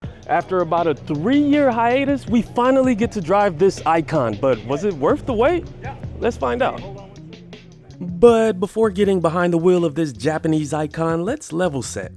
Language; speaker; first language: English; native; English